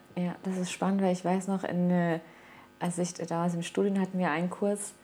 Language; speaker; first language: German; native; German